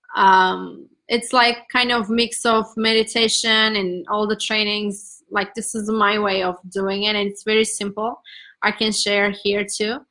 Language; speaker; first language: English; non-native, fluent; Turkish